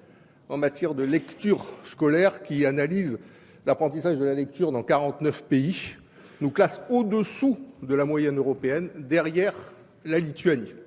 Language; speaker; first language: French; native; French